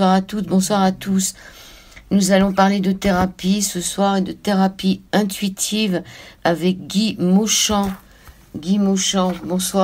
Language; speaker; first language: French; native; French